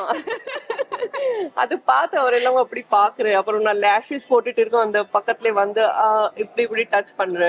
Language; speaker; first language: Tamil; non-native, fluent; Gujarati